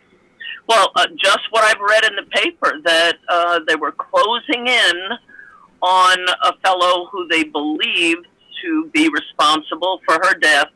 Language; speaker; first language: English; native; English